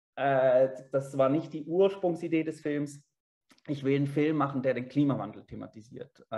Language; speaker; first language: German; native; German